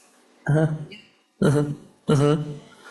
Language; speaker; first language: Spanish; non-native, fluent; German